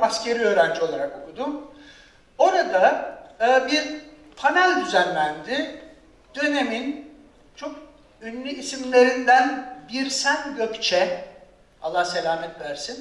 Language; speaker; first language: Turkish; native; Turkish